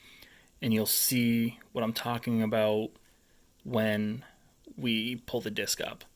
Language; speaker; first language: English; native; English